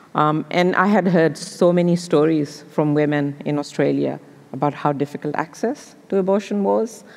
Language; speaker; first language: English; non-native, local second language; Urdu